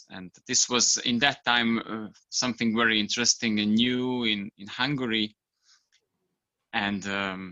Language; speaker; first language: English; non-native, fluent; Hungarian